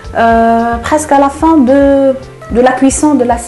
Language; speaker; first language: French; non-native, local second language; Arabic